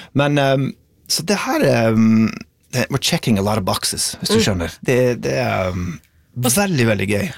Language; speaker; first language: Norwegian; non-native, fluent; English